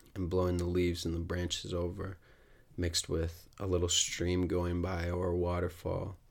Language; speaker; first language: English; native; English